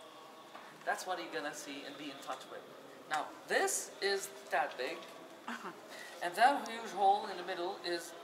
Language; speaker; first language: English; non-native, fluent; Arabic